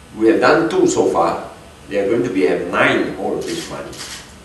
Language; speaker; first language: English; non-native, local second language; Min Nan Chinese